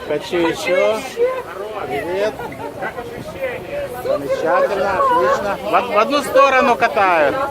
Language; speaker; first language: Russian; native; Russian